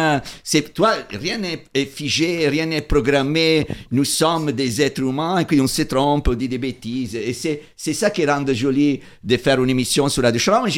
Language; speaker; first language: French; non-native, fluent; Italian